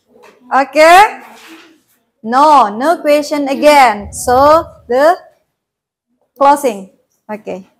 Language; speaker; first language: English; non-native, learner; Indonesian